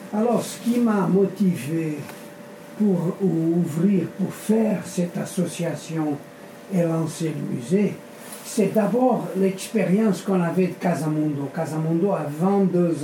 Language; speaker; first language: French; non-native, fluent; Portuguese